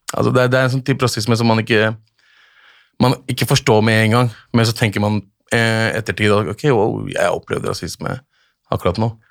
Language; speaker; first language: Norwegian; early bilingual, other home language; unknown